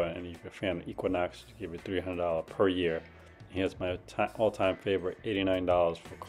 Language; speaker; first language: English; native; English